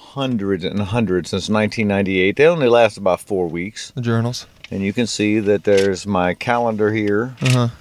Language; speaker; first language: English; native; English